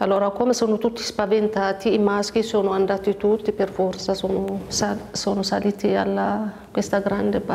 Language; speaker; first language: Italian; non-native, learner; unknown